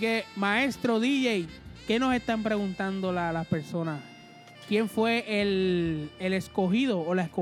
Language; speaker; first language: Spanish; native; Spanish